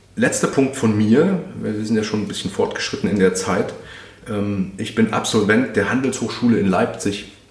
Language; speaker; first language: German; native; German